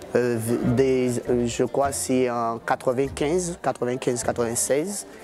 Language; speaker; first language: French; native; French